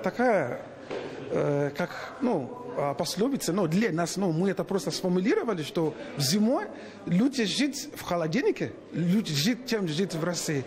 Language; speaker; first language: Russian; non-native, learner; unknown